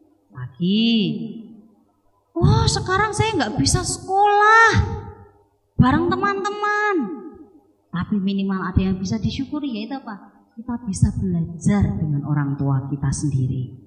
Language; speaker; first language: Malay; non-native, local second language; Javanese